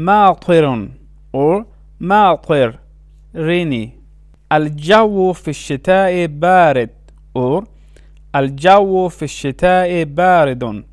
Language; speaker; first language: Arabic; non-native, fluent; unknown